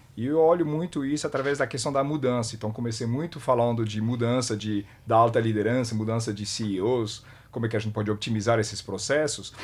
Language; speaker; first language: Portuguese; non-native, fluent; French